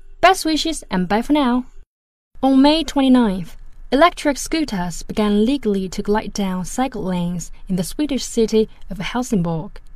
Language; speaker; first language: English; non-native, fluent; Chinese